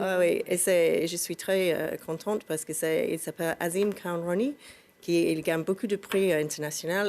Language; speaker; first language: French; non-native, fluent; English